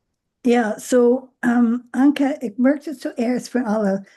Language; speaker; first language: German; non-native, learner; English